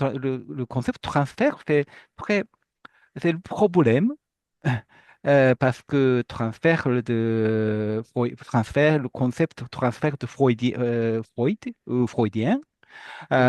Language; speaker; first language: French; non-native, fluent; Japanese